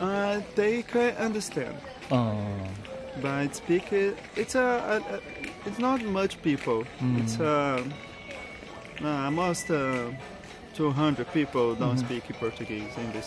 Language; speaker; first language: English; non-native, learner; Portuguese